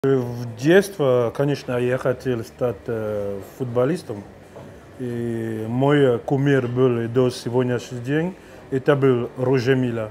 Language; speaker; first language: Russian; non-native, fluent; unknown